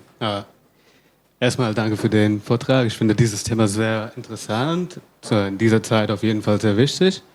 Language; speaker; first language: German; non-native, fluent; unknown